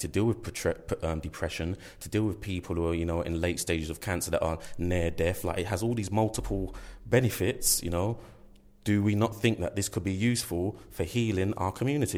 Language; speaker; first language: English; native; English